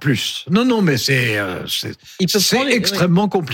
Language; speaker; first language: French; native; French